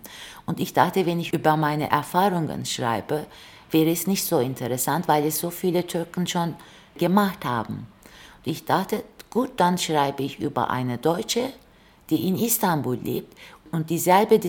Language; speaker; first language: German; non-native, fluent; Turkish